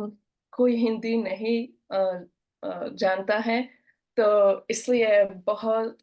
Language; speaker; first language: Hindi; non-native, learner; Slovak